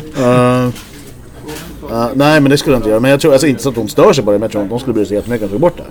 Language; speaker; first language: Swedish; native; Swedish